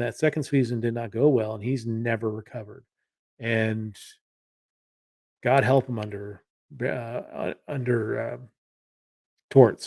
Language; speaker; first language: English; native; English